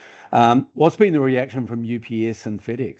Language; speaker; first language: English; native; English